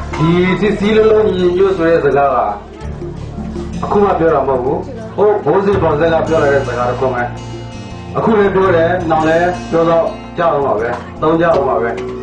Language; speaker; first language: Burmese; non-native, local second language; Tedim Chin